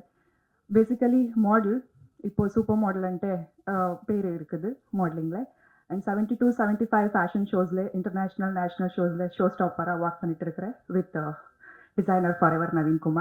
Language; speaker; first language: Tamil; non-native, learner; Kannada